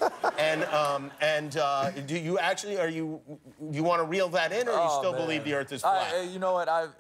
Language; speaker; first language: English; native; English